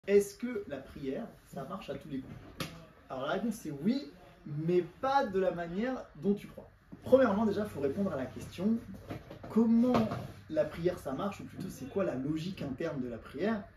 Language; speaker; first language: French; native; French